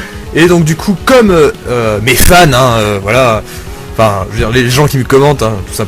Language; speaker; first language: French; native; French